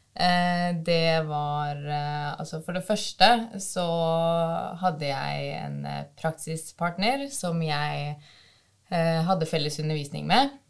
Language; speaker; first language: Norwegian; early bilingual, other home language; Albanian